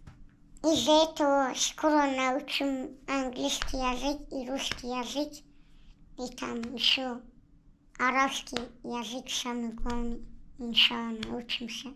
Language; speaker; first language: Russian; non-native, local second language; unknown